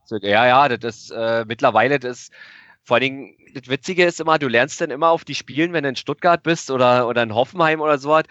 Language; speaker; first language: German; native; German